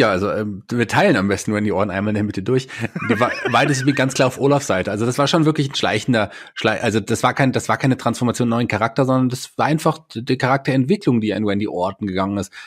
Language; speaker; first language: German; native; German